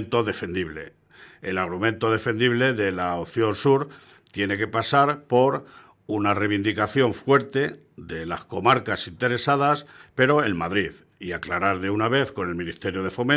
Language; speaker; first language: Spanish; native; Spanish